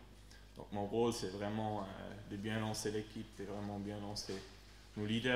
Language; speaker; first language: French; non-native, local second language; Swiss German